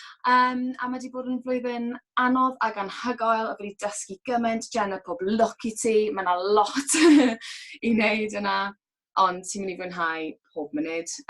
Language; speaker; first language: Welsh; native; Welsh